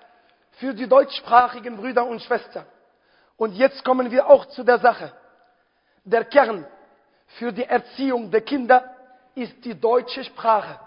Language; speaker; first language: German; non-native, fluent; Arabic